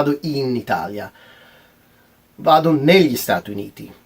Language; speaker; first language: Italian; non-native, fluent; English